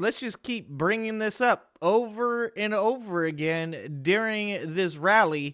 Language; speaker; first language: English; native; English